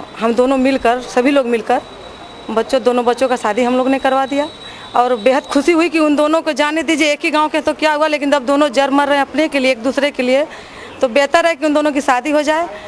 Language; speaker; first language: Hindi; native; Hindi